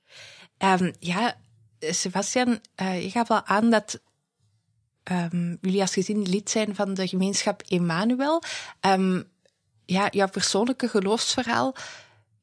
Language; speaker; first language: Dutch; native; Dutch